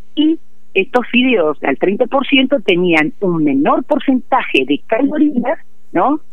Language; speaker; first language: Spanish; native; Spanish